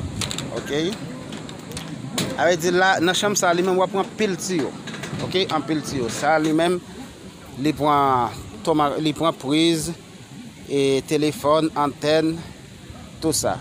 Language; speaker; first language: French; non-native, learner; Haitian Creole